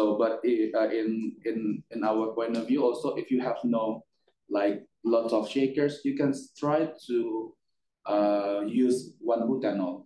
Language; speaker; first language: English; non-native, fluent; Indonesian